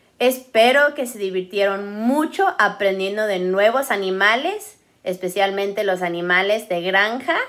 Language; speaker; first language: Spanish; early bilingual, heritage; Spanish